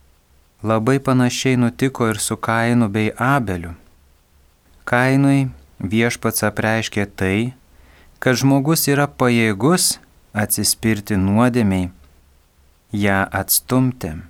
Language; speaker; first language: Lithuanian; native; Lithuanian